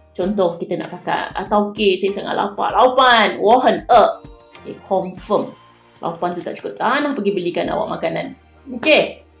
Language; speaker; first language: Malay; native; Malay